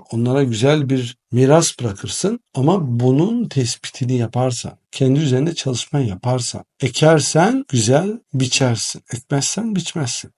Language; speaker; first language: Turkish; native; Turkish